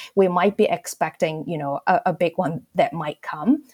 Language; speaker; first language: English; non-native, local second language; Cantonese